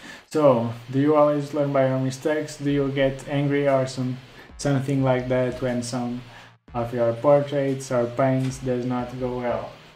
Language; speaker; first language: English; non-native, fluent; Portuguese